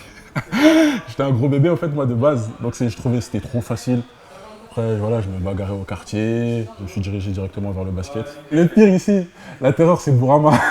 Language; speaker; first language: French; native; French